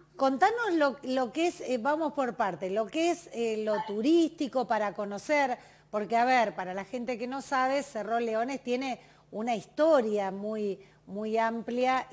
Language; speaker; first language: Spanish; native; Spanish